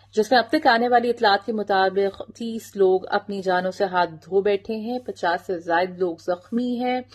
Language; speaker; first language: Urdu; native; Urdu